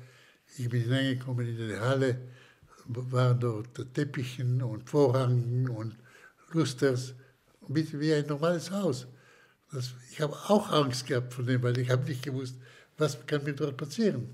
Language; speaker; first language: German; non-native, fluent; Slovak